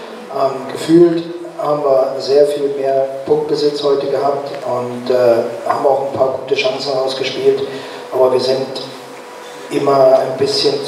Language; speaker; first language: German; native; German